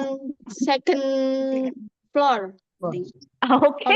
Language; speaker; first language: English; non-native, learner; Indonesian